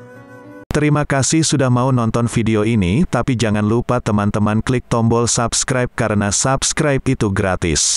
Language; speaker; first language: Indonesian; native; Indonesian